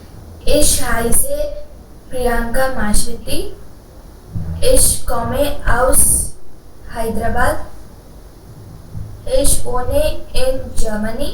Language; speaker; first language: German; non-native, learner; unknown